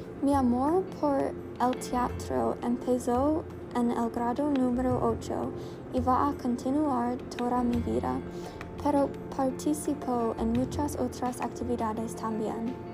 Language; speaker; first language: Spanish; non-native, learner; English